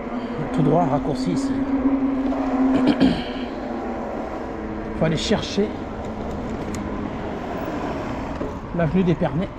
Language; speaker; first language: French; native; French